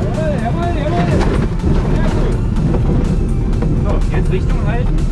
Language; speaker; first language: German; native; German